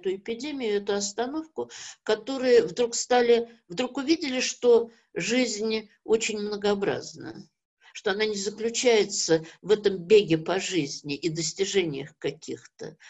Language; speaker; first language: Russian; native; Russian